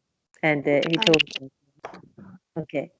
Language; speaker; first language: English; non-native, learner; Persian